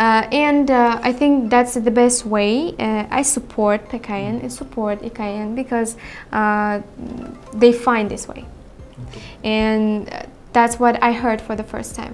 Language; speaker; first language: English; non-native, learner; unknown